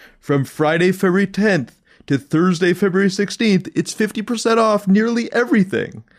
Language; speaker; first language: English; native; English